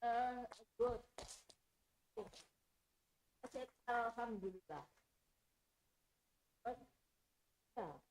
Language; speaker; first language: English; non-native, fluent; Indonesian